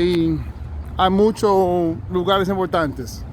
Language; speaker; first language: Spanish; non-native, learner; English